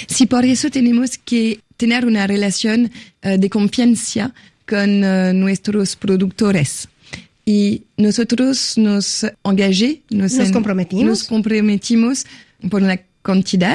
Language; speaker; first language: Spanish; non-native, fluent; French